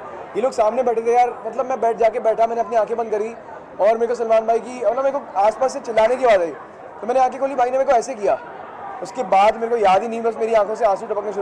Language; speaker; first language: Hindi; native; Hindi